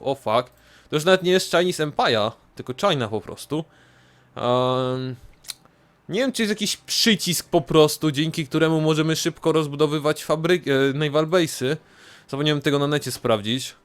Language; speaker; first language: Polish; native; Polish